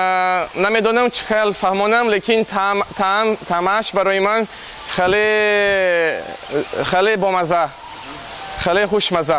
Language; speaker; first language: Persian; non-native, learner; Portuguese